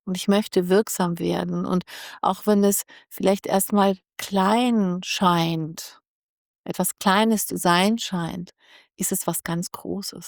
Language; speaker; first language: German; native; German